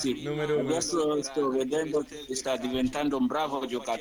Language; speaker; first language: Italian; non-native, learner; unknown